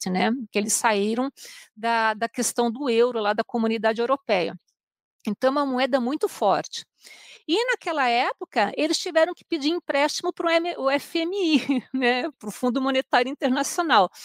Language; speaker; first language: Portuguese; native; Portuguese